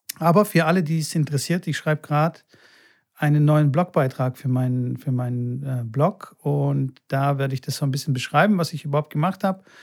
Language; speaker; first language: German; early bilingual, other home language; Bulgarian